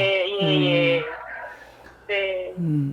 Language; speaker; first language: Korean; native; Korean